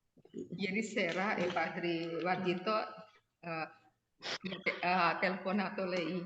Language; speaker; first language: Italian; non-native, learner; Indonesian